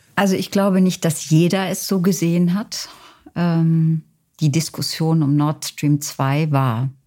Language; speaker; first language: German; native; German